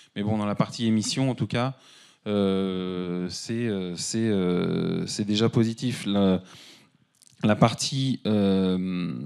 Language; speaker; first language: French; native; French